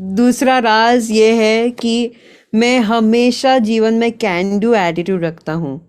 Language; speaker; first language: Hindi; early bilingual, heritage; Hindi